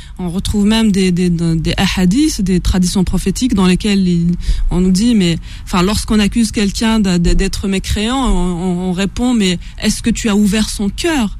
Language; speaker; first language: French; non-native, local second language; Kabyle